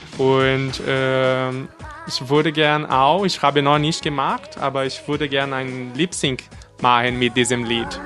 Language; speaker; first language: German; non-native, fluent; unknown